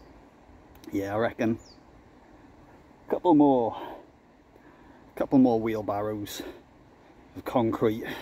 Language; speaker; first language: English; native; English